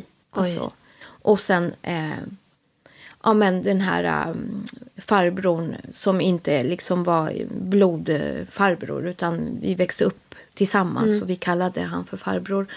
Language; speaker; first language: Swedish; native; Swedish